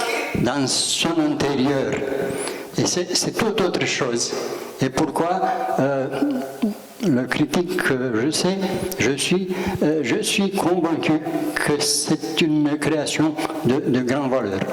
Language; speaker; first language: French; non-native, learner; Romanian